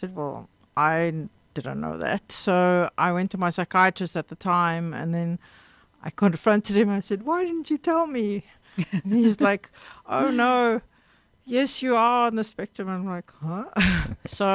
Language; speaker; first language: English; native; English